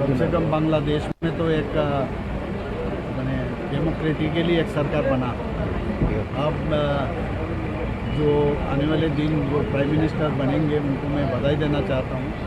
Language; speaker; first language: Hindi; non-native, local second language; Bangla